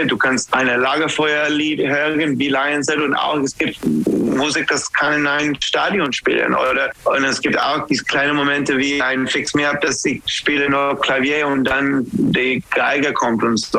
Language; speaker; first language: German; non-native, learner; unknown